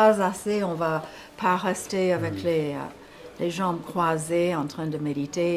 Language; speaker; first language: French; non-native, fluent; English